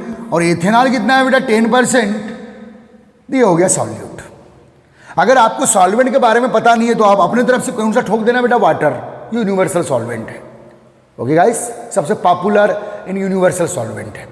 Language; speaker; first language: Hindi; native; Hindi